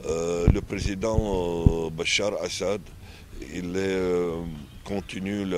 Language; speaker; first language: French; non-native, learner; Arabic